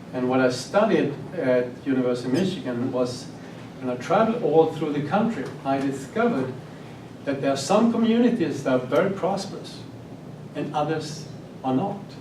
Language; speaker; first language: English; non-native, fluent; Swedish